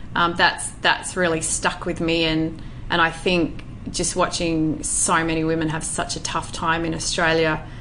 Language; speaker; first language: English; native; English